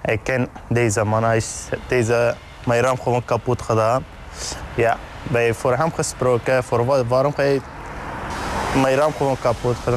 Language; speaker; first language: Dutch; non-native, learner; Arabic